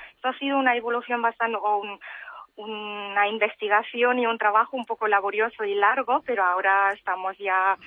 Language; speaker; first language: Spanish; early bilingual, heritage; German